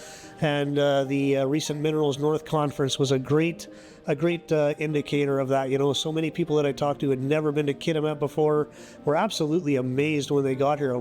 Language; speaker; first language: English; native; English